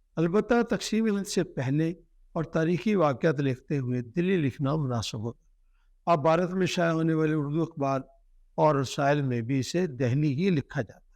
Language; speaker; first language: Urdu; non-native, local second language; Punjabi